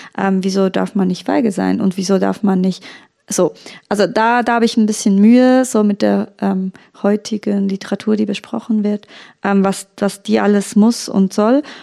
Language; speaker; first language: German; early bilingual, other home language; Turkish